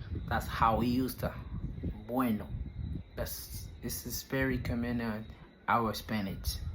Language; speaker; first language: English; non-native, fluent; Spanish